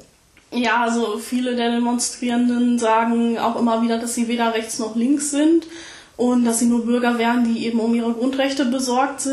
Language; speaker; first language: German; native; German